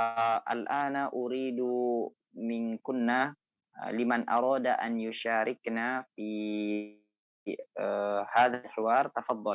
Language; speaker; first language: Arabic; non-native, fluent; Indonesian